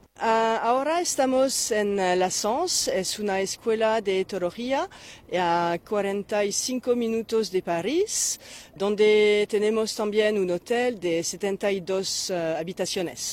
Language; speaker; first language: Spanish; non-native, fluent; French